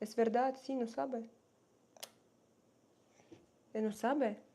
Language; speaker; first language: Spanish; non-native, learner; Russian